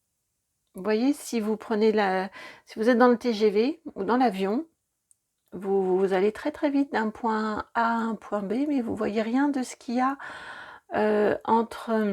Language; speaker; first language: French; native; French